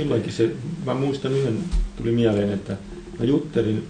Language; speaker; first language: Finnish; native; Finnish